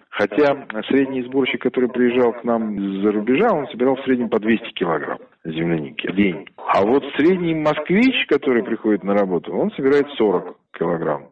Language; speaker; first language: Russian; native; Russian